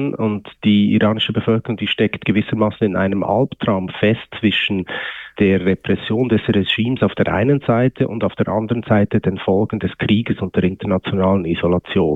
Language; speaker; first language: German; native; German